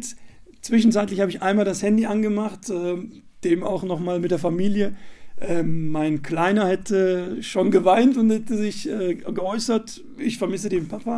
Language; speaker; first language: German; native; German